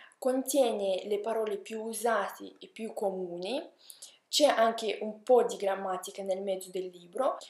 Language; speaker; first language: Italian; non-native, fluent; Russian